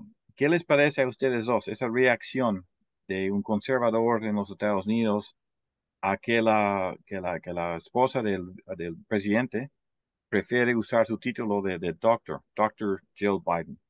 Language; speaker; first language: Spanish; non-native, fluent; English